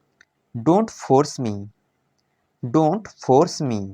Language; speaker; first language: English; non-native, local second language; Odia